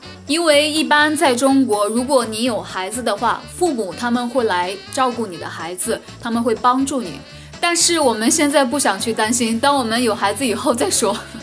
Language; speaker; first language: Chinese; native; Chinese